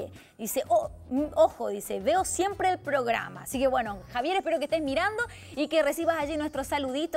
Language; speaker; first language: Spanish; native; Spanish